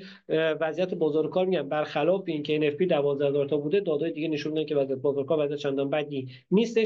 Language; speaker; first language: Persian; native; Persian